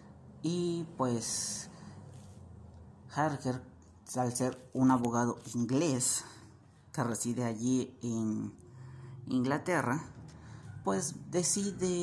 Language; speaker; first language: Spanish; native; Spanish